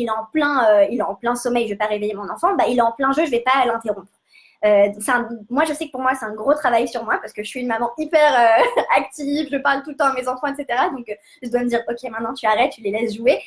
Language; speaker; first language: French; native; French